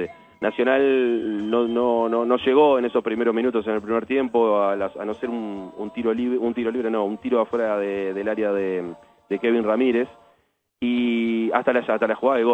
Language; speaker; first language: Spanish; native; Spanish